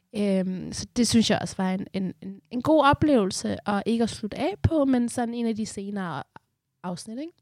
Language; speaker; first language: Danish; early bilingual, other home language; Persian